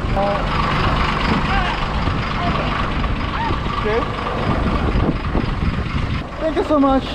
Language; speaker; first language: English; non-native, learner; Korean